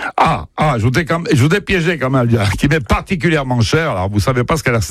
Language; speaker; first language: French; native; French